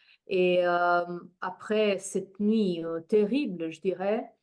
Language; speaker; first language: French; non-native, fluent; Slovenian